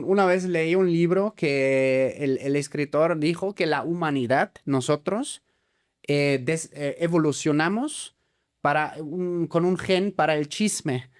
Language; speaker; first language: Spanish; native; Spanish